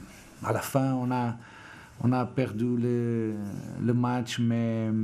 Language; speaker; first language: French; non-native, fluent; Portuguese